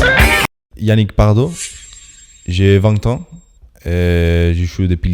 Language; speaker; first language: French; non-native, fluent; Spanish